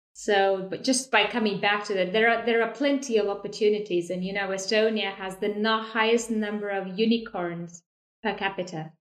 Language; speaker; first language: English; non-native, fluent; Estonian